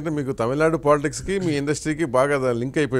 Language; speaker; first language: Telugu; native; Telugu